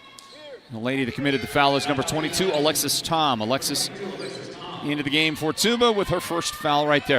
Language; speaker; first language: English; native; English